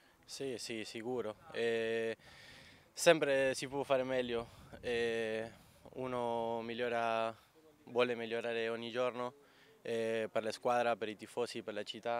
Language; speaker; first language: Italian; non-native, fluent; Spanish